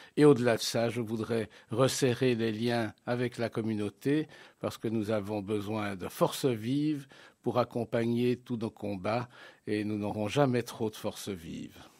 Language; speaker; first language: French; native; French